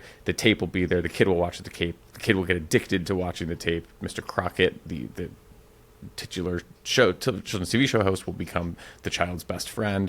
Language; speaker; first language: English; native; English